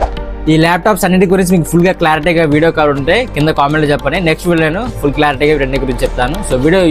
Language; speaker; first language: Telugu; native; Telugu